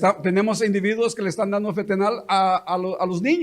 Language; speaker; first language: Spanish; native; Spanish